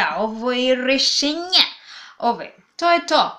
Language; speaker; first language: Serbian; non-native, learner; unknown